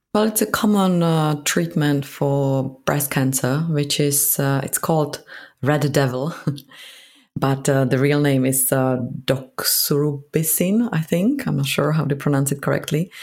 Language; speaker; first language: English; non-native, fluent; Czech